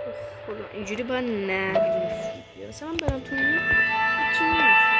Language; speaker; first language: Persian; native; Persian